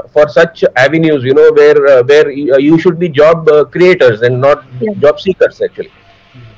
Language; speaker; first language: English; non-native, local second language; Marathi